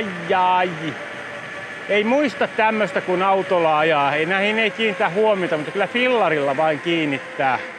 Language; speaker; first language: Finnish; native; Finnish